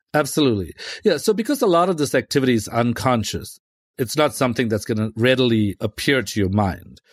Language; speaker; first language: English; native; English